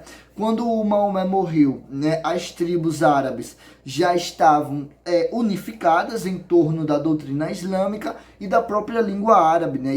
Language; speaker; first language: Portuguese; native; Portuguese